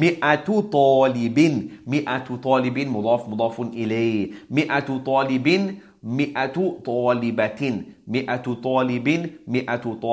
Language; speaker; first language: Arabic; non-native, fluent; English